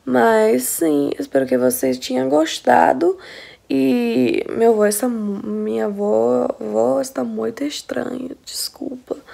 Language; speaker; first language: Portuguese; non-native, fluent; English